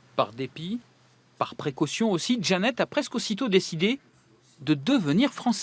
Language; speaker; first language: French; native; French